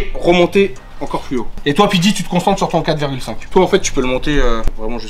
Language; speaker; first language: French; native; French